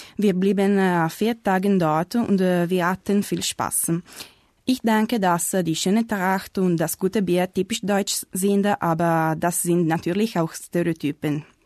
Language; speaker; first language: German; non-native, fluent; Italian